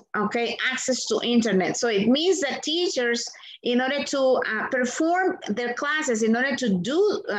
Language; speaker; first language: English; non-native, fluent; Spanish